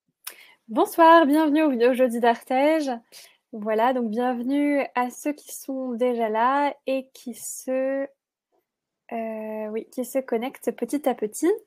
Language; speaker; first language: French; native; French